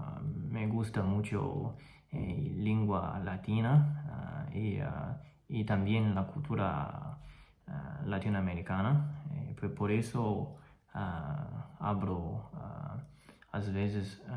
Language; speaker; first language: Spanish; non-native, learner; Chinese